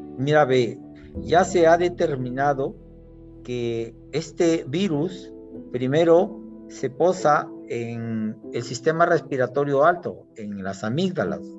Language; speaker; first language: Spanish; native; Spanish